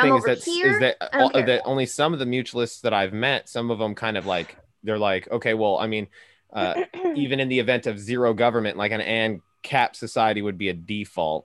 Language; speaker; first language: English; native; English